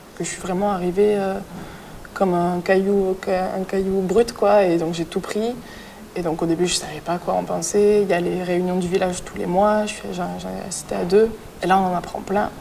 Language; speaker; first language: French; native; French